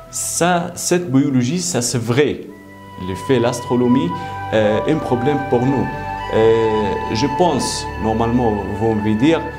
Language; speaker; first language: French; non-native, learner; Arabic